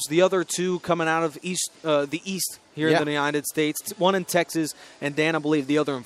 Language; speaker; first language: English; native; English